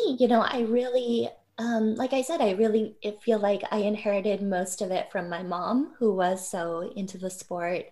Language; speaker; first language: English; native; English